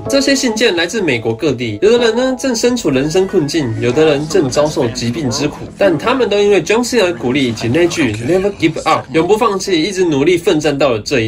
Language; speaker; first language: Chinese; native; Chinese